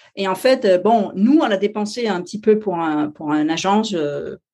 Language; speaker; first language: French; non-native, fluent; Danish